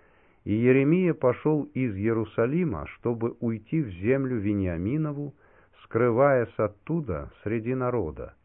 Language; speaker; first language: Russian; native; Russian